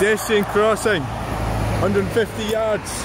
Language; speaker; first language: English; native; English